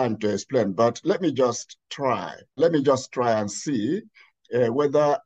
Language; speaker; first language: English; non-native, local second language; Igbo